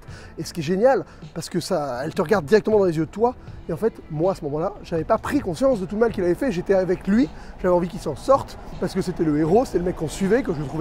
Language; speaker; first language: French; native; French